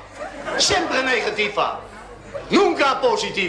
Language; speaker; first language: Spanish; non-native, learner; Dutch